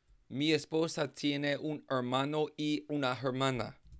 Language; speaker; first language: Spanish; non-native, learner; English